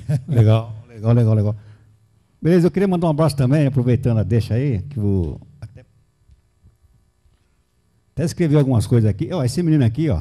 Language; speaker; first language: Portuguese; native; Portuguese